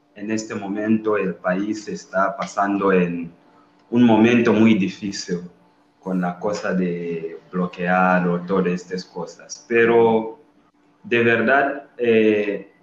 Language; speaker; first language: Spanish; non-native, learner; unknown